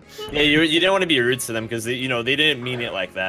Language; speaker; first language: English; native; English